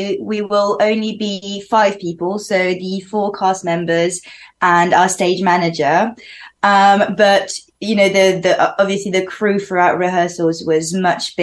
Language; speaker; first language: English; non-native, fluent; French